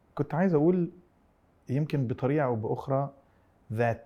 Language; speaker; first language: Arabic; early bilingual, heritage; Arabic